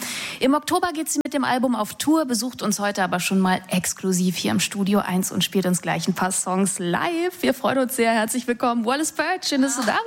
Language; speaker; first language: German; native; German